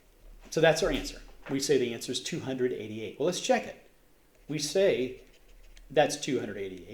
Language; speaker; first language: English; native; English